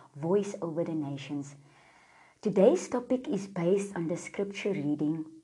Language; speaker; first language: English; non-native, local second language; Afrikaans